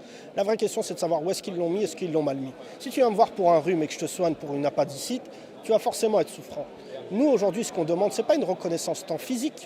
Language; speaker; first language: French; native; French